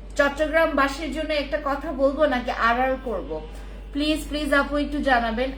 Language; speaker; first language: Bangla; non-native, local second language; Khasi